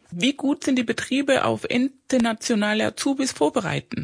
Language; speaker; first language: German; non-native, fluent; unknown